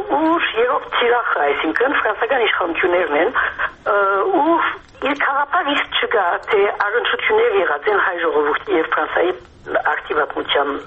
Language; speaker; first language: Armenian; early bilingual, heritage; Armenian